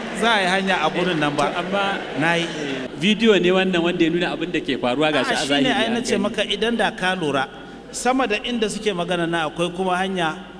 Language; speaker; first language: Hausa; native; Hausa